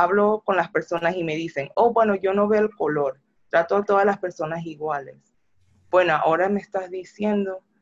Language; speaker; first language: Spanish; early bilingual, other home language; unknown